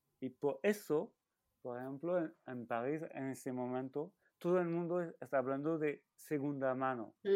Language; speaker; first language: Spanish; non-native, learner; French